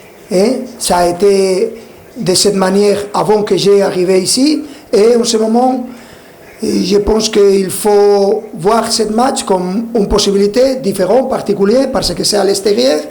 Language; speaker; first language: French; non-native, fluent; Spanish